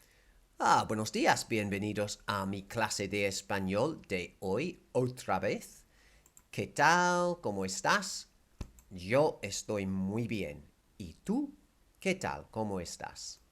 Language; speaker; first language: Spanish; non-native, fluent; English